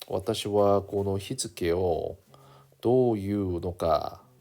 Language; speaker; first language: Japanese; non-native, learner; Korean